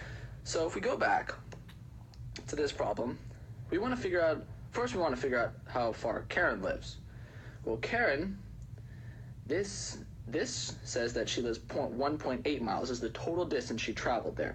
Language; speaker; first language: English; native; English